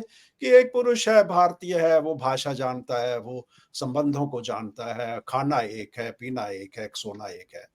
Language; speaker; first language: Hindi; native; Hindi